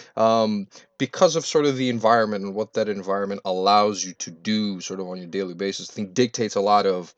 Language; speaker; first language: English; early bilingual, other home language; Albanian